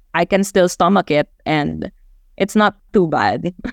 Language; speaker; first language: English; non-native, local second language; Chavacano